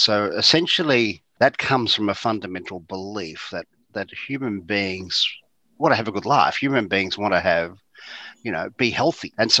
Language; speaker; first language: English; native; English